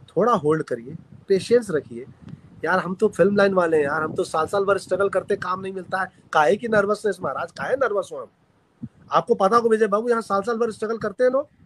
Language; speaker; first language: Hindi; native; Hindi